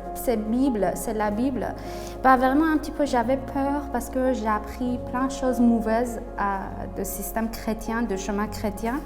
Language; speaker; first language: French; non-native, learner; Persian